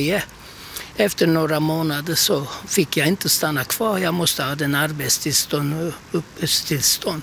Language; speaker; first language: Swedish; non-native, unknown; Turkish